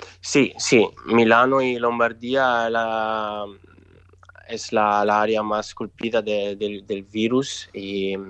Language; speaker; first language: Spanish; non-native, local second language; Italian